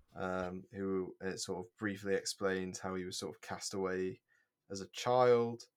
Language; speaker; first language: English; native; English